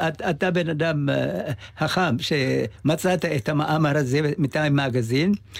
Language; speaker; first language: Hebrew; non-native, fluent; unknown